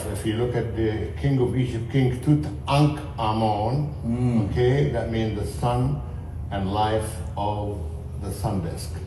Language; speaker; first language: English; non-native, fluent; Arabic